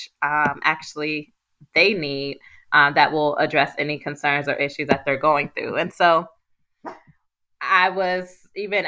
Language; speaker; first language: English; native; English